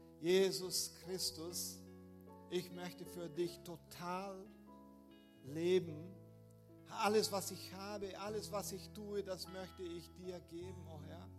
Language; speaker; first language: German; non-native, fluent; Portuguese